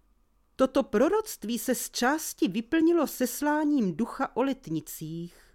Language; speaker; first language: Czech; native; Czech